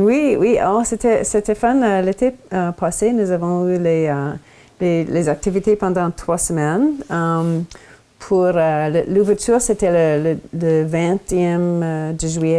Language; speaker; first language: French; non-native, local second language; English